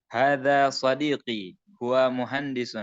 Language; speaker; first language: Arabic; non-native, learner; Indonesian